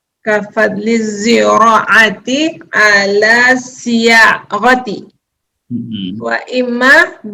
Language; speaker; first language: Arabic; non-native, learner; Indonesian